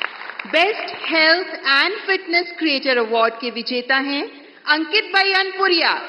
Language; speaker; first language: Hindi; native; Hindi